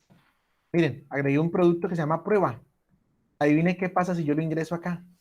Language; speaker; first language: Spanish; native; Spanish